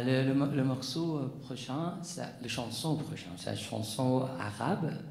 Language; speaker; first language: French; non-native, learner; Arabic